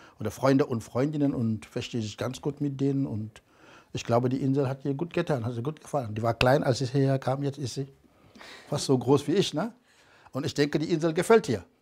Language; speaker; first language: German; non-native, fluent; Wolof